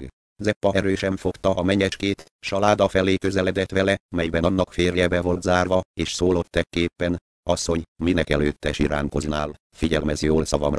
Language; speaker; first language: Hungarian; native; Hungarian